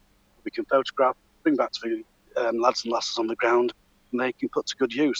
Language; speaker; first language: English; native; English